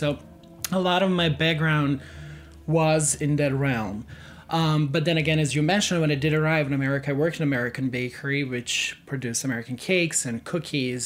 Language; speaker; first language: English; non-native, fluent; Serbian